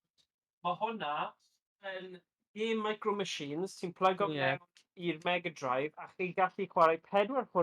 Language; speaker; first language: Welsh; native; Welsh